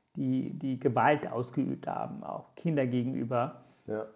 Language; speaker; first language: German; non-native, fluent; Tamil